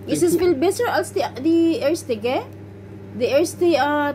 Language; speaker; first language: German; non-native, learner; Filipino